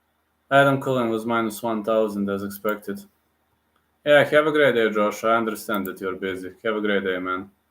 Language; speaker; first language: English; non-native, fluent; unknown